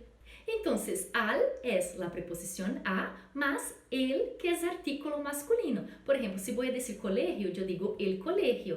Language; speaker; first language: Spanish; non-native, fluent; Portuguese